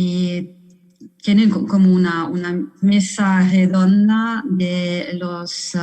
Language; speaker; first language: Spanish; non-native, fluent; German